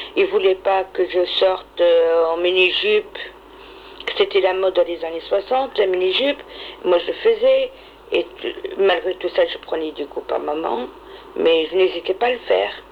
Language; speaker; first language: French; non-native, local second language; Arabic